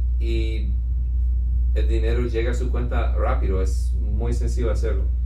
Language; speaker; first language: Spanish; non-native, fluent; English